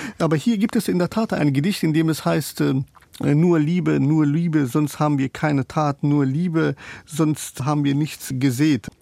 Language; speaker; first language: German; non-native, fluent; Persian